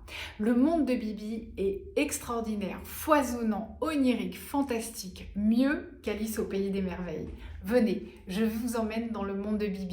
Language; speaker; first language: French; native; French